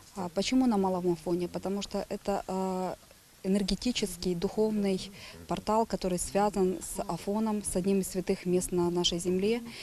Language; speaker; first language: Russian; native; Russian